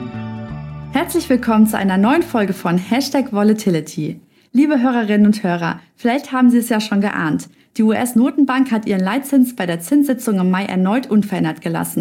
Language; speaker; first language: German; native; German